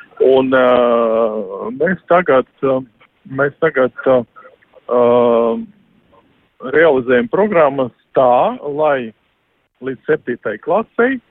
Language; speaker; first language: Latvian; non-native, local second language; Russian